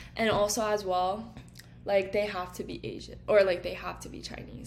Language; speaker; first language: English; early bilingual, other home language; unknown